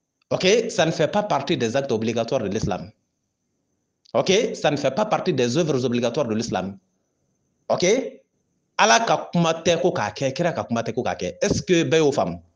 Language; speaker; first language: French; non-native, local second language; Bambara